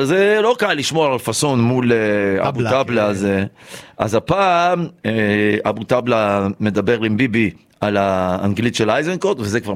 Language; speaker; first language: Hebrew; native; Hebrew